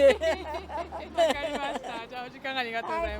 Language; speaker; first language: Japanese; non-native, learner; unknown